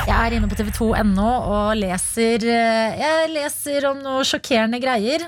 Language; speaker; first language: Norwegian; early bilingual, other home language; Albanian